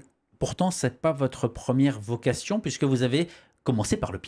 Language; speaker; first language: French; native; French